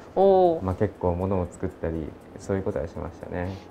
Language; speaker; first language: Japanese; native; Japanese